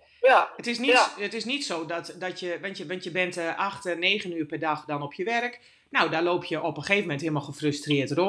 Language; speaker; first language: Dutch; native; Dutch